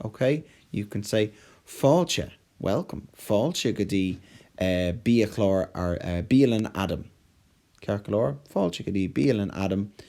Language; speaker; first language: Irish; non-native, local second language; English